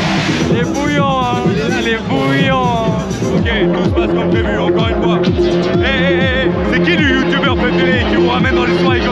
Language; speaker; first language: French; native; French